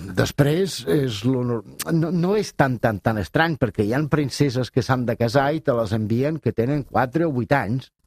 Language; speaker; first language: Catalan; non-native, fluent; Italian